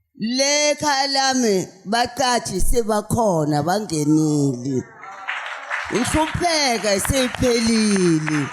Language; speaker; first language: Zulu; non-native, local second language; Swati